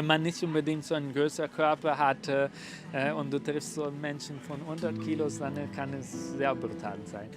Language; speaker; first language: German; non-native, fluent; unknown